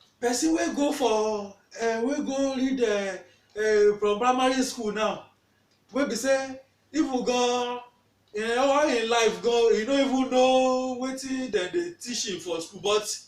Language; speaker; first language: Nigerian Pidgin; non-native, local second language; Yoruba